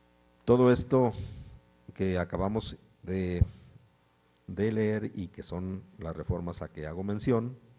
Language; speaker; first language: Spanish; native; Spanish